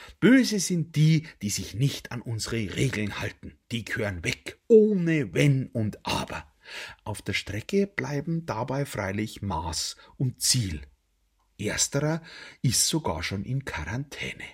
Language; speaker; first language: German; native; German